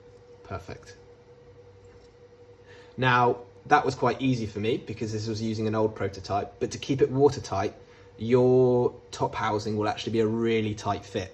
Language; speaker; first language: English; native; English